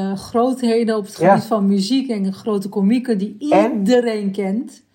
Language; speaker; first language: Dutch; early bilingual, other home language; Turkish